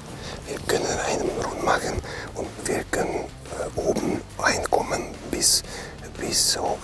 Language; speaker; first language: German; non-native, learner; Hungarian